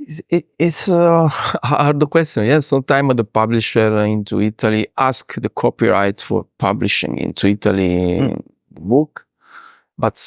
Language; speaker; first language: English; non-native, learner; Italian